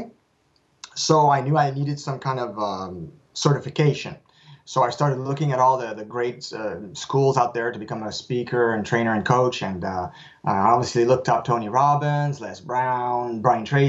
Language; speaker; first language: English; non-native, fluent; French